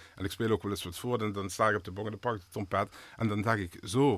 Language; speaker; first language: Dutch; native; Dutch